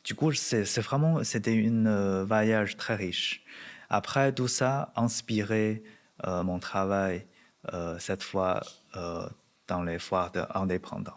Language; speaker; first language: French; non-native, learner; Chinese